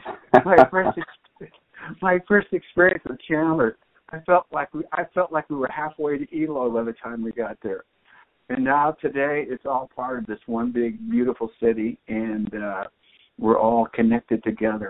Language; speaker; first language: English; native; English